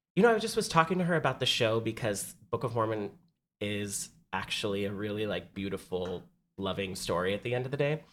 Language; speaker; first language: English; native; English